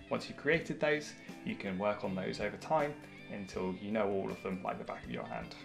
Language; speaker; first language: English; native; English